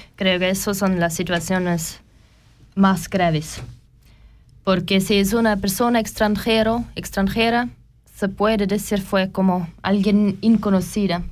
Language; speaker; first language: Spanish; non-native, learner; German